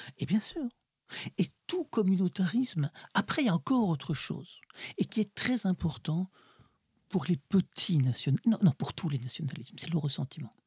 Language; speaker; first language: French; early bilingual, other home language; Russian